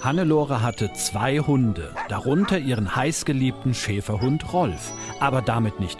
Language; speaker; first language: German; native; German